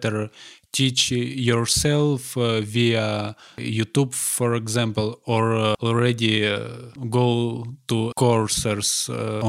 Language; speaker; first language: English; non-native, learner; Ukrainian